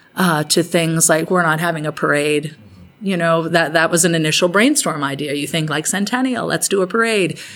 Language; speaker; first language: English; native; English